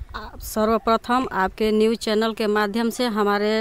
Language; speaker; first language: Hindi; non-native, local second language; Bhojpuri